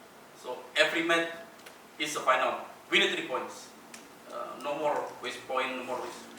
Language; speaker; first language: English; non-native, learner; Indonesian